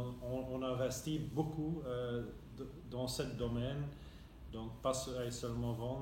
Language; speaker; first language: French; non-native, local second language; Dutch